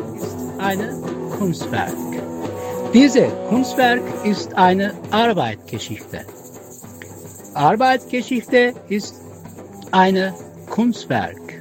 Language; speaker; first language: German; non-native, learner; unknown